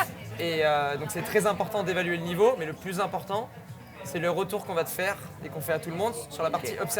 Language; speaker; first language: French; native; French